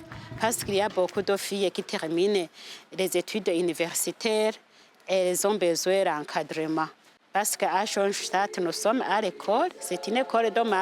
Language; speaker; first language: French; non-native, local second language; Rundi